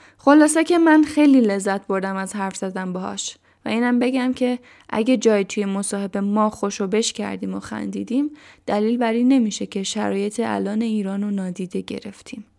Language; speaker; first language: Persian; native; Persian